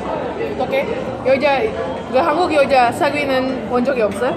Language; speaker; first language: Korean; non-native, learner; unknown